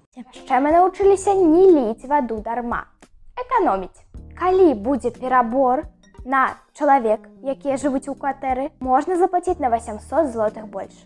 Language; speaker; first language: Belarusian; non-native, local second language; Russian